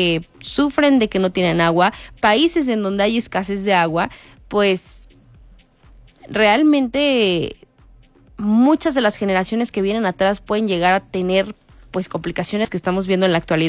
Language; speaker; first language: Spanish; native; Spanish